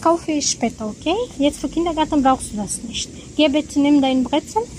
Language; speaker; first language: German; non-native, fluent; Tajik